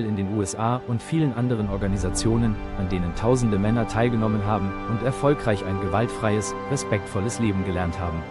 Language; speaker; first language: German; native; German